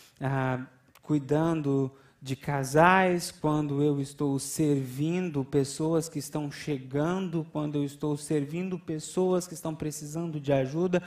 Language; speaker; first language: Portuguese; native; Portuguese